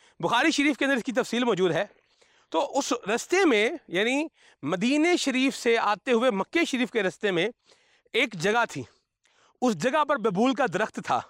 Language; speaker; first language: Urdu; native; Urdu